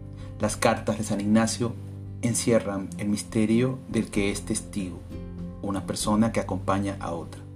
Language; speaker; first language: Spanish; native; Spanish